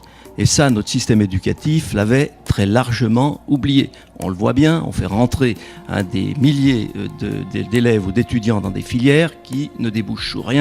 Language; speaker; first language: French; native; French